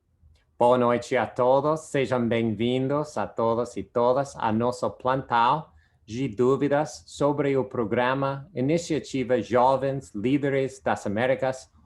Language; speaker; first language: Portuguese; non-native, fluent; English